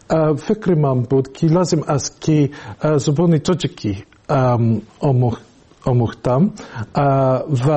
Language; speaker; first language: Tajik; non-native, learner; English